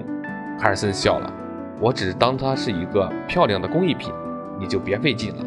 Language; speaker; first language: Chinese; native; Chinese